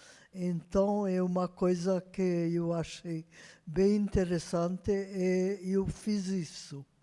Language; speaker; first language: Portuguese; non-native, fluent; Hungarian